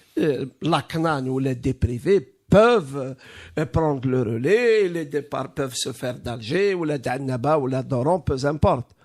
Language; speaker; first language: French; non-native, local second language; Arabic